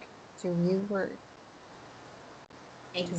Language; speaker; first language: English; non-native, learner; Chinese